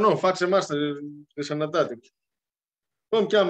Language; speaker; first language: Romanian; non-native, learner; Greek